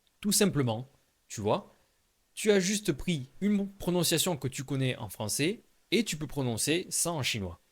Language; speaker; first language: French; native; French